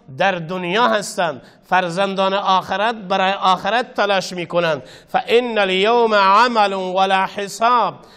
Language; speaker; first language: Persian; non-native, local second language; Baluchi